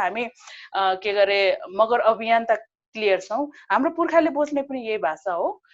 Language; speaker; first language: Nepali; non-native, local second language; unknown